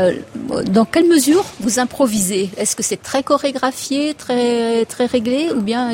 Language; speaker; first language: French; native; French